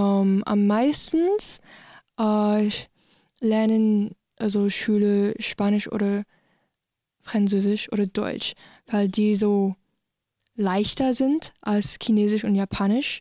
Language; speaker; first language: German; non-native, learner; English